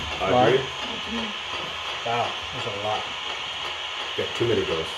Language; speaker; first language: English; native; English